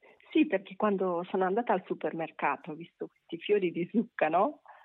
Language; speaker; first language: Italian; non-native, fluent; Persian